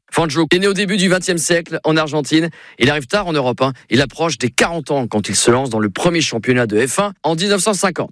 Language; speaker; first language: French; native; French